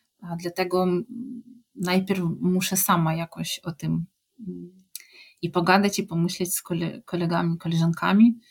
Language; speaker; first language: Polish; non-native, fluent; Ukrainian